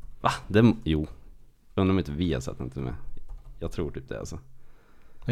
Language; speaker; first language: Swedish; native; Swedish